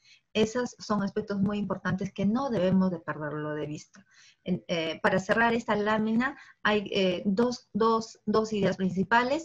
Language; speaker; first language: Spanish; native; Spanish